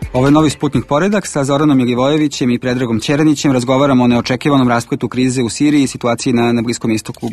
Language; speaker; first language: Serbian; native; Serbian